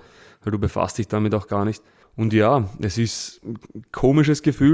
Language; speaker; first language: German; early bilingual, other home language; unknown